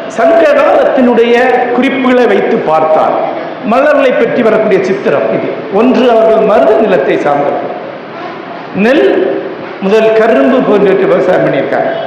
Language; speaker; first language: Tamil; non-native, local second language; Malayalam